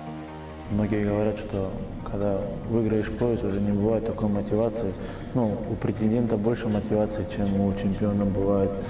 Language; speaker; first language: Russian; non-native, local second language; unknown